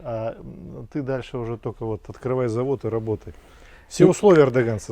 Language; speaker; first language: Russian; native; Russian